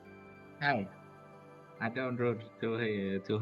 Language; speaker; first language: English; non-native, learner; Vietnamese